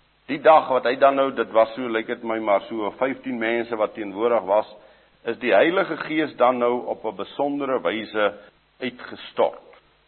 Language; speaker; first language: Afrikaans; native; Afrikaans